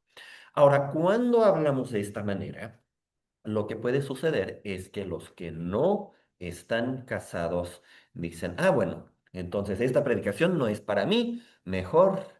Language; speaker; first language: Spanish; native; Spanish